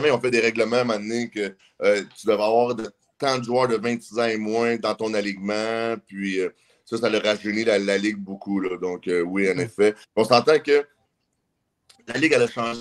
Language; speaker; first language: French; native; French